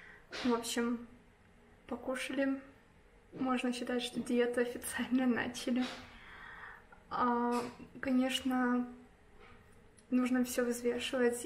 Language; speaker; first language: Russian; native; Russian